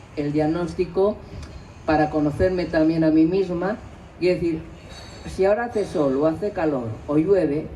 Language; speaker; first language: Spanish; non-native, local second language; Catalan